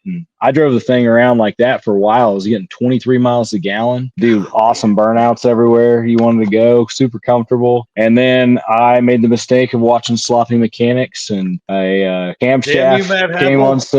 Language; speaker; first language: English; native; English